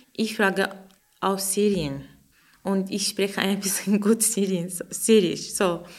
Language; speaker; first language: German; non-native, learner; Arabic